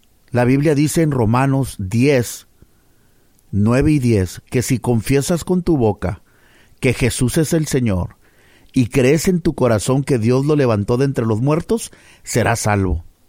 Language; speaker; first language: Spanish; early bilingual, heritage; Spanish